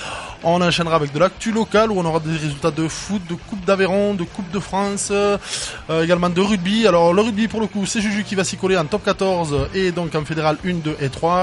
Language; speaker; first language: French; native; French